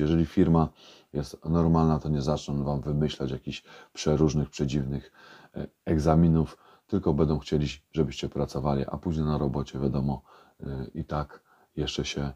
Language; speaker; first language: Polish; native; Polish